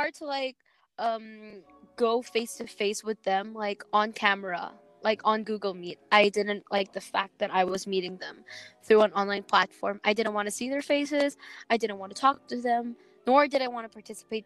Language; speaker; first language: English; non-native, local second language; Filipino